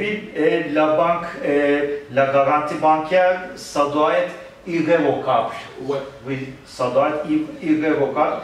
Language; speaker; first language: French; non-native, learner; Turkish